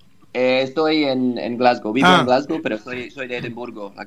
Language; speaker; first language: Spanish; non-native, learner; English